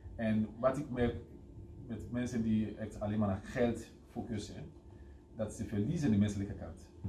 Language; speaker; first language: Dutch; non-native, fluent; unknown